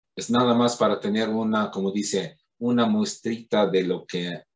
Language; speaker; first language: Spanish; non-native, fluent; Arabic